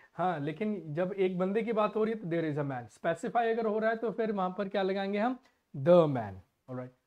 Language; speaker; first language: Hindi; non-native, local second language; Punjabi